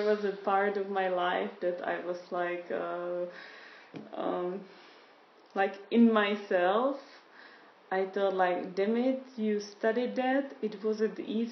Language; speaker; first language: English; non-native, fluent; Czech